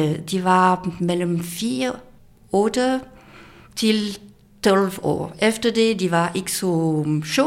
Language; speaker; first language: Danish; non-native, fluent; French